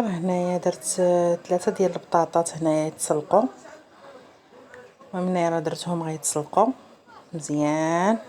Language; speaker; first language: Arabic; native; Arabic